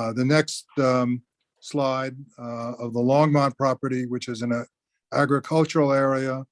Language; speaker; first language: English; native; English